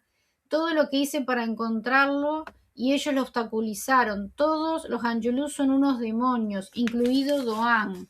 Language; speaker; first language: Spanish; native; Spanish